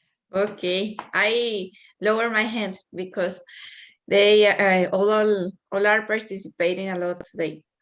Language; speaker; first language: English; non-native, learner; Spanish